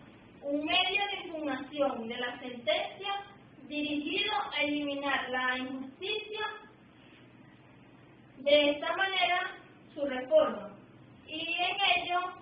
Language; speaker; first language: Spanish; native; Spanish